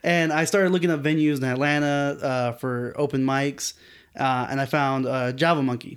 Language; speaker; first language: English; early bilingual, other home language; Spanish